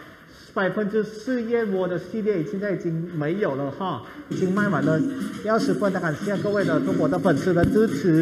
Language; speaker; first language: Chinese; non-native, fluent; Thai